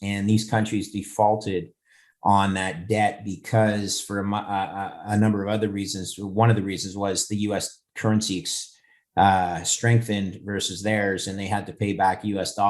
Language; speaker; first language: English; native; English